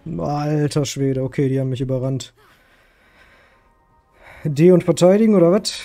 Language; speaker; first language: German; native; German